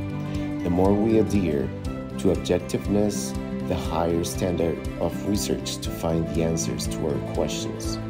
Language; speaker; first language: English; non-native, fluent; Spanish